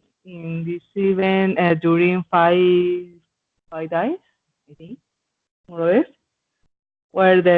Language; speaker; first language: English; non-native, learner; Spanish